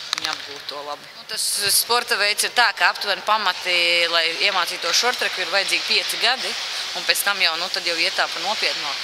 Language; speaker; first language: Latvian; native; Latvian